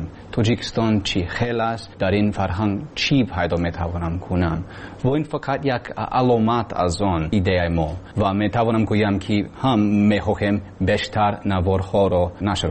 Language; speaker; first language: Persian; non-native, learner; English